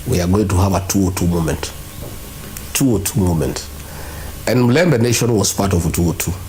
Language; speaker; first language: English; non-native, local second language; Kikuyu